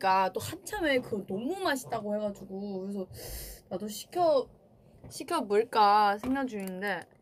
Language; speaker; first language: Korean; non-native, fluent; Chinese